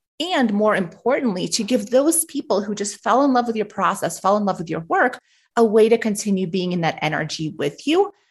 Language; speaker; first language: English; early bilingual, other home language; Russian